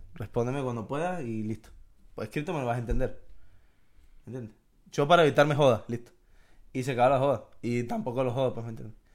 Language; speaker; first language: Spanish; native; Spanish